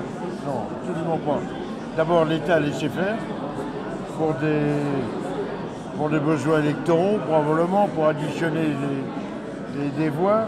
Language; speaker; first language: French; early bilingual, other home language; Yiddish